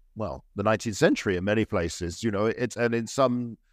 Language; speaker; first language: English; native; English